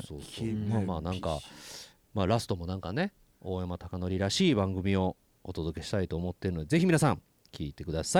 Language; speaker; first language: Japanese; native; Japanese